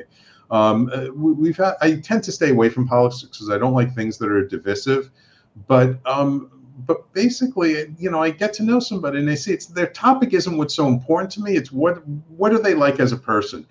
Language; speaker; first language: English; native; English